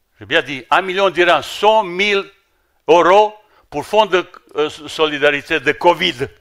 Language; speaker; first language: French; non-native, fluent; Bosnian